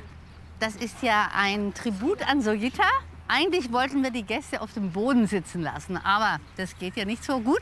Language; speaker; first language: German; native; German